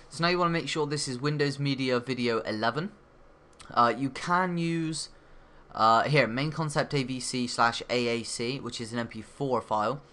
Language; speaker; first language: English; native; English